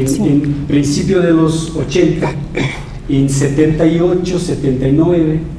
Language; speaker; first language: Spanish; non-native, fluent; Portuguese